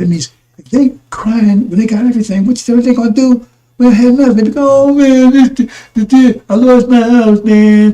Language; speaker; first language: English; native; English